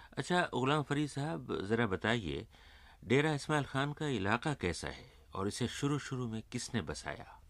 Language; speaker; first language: Urdu; native; Urdu